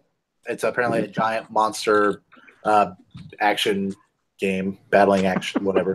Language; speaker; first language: English; native; English